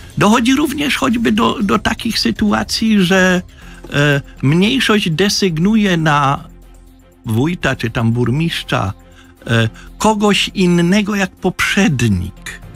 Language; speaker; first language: Polish; native; Polish